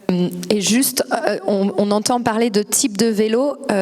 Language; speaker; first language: French; native; French